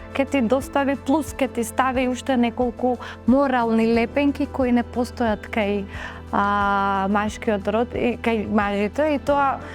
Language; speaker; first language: Macedonian; non-native, local second language; Albanian